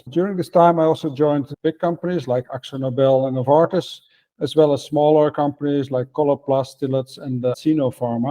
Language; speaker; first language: English; non-native, fluent; Dutch